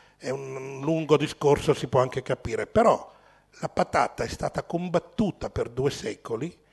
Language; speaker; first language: Italian; native; Italian